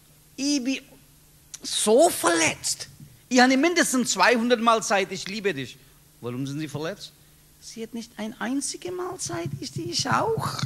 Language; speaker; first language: German; non-native, learner; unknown